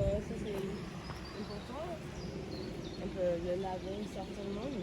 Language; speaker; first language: French; non-native, learner; English